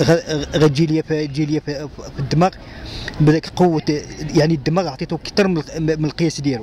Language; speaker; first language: Arabic; native; Arabic